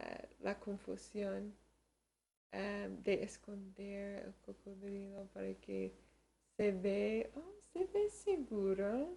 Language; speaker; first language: Spanish; early bilingual, heritage; Spanish